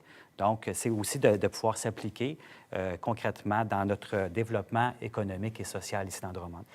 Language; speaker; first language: French; native; French